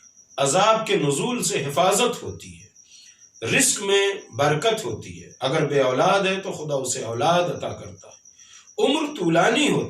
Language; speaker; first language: Urdu; native; Urdu